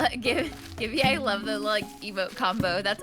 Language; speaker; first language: English; native; English